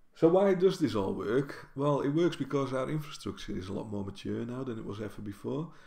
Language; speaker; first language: English; non-native, fluent; Dutch